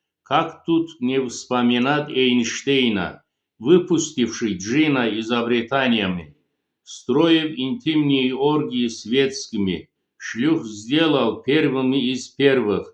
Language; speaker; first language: Russian; non-native, fluent; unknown